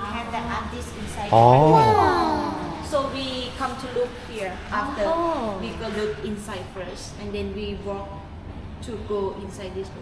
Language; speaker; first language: English; non-native, learner; Thai